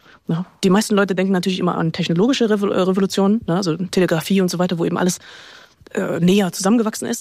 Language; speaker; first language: German; native; German